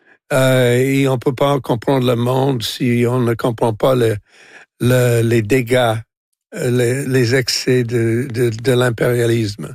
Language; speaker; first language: French; non-native, local second language; English